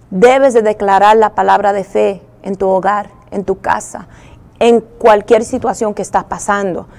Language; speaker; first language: Spanish; early bilingual, heritage; Spanish